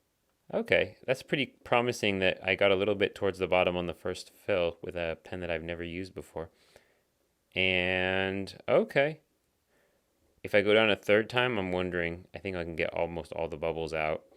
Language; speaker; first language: English; native; English